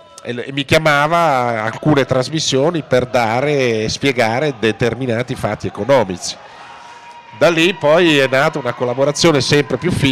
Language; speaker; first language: Italian; native; Italian